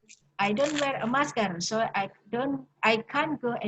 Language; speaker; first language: English; non-native, learner; Indonesian